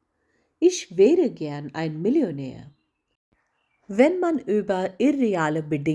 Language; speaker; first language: German; non-native, fluent; Hindi